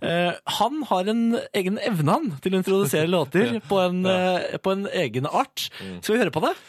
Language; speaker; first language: Norwegian; native; Norwegian